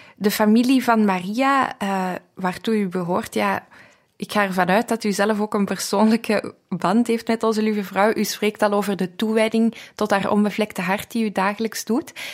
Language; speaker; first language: Dutch; native; Dutch